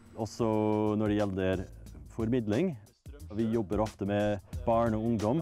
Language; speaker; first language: Norwegian; non-native, fluent; English